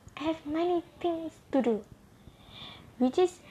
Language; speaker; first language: English; non-native, local second language; Malay